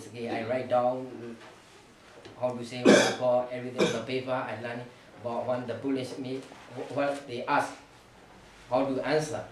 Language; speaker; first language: English; non-native, learner; Burmese